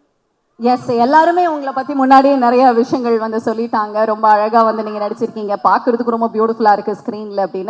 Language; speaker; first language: Tamil; native; Tamil